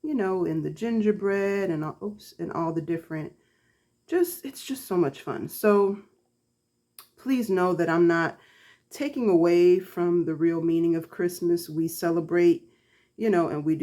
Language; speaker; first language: English; native; English